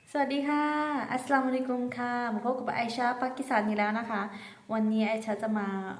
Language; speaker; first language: Thai; native; Thai